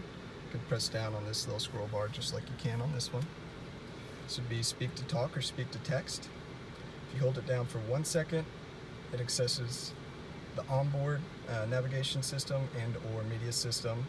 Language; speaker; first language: English; native; English